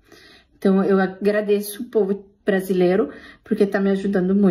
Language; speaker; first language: Portuguese; non-native, fluent; Italian